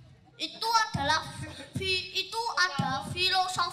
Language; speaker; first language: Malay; non-native, local second language; Javanese